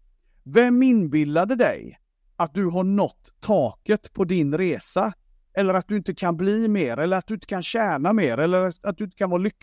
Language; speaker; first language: Swedish; native; Swedish